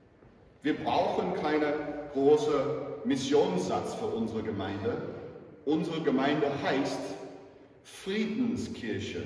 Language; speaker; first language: German; non-native, fluent; English